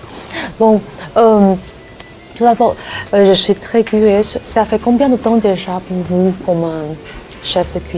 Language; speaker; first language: French; non-native, learner; Chinese